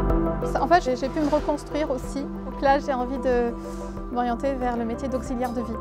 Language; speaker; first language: French; native; French